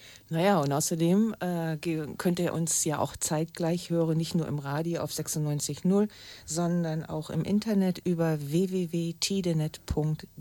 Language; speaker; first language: German; native; German